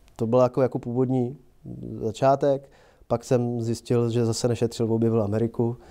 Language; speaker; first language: Czech; native; Czech